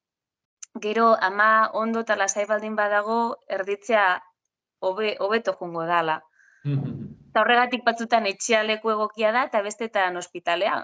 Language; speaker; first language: Basque; non-native, local second language; Spanish